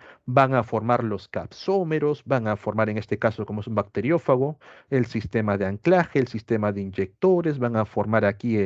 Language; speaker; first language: Spanish; native; Spanish